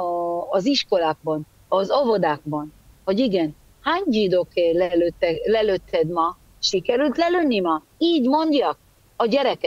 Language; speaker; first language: Hungarian; early bilingual, heritage; Hebrew